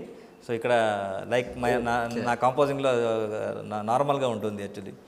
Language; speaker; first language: Telugu; non-native, learner; Kannada